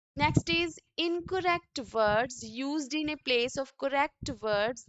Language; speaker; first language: English; non-native, local second language; Punjabi